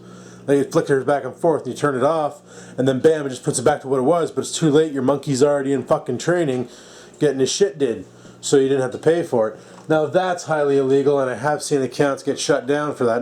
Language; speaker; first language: English; native; English